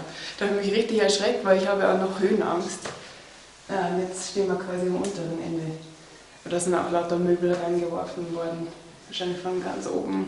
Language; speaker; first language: German; native; German